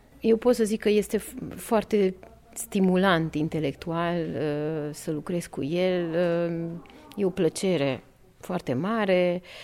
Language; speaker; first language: Romanian; non-native, local second language; Hungarian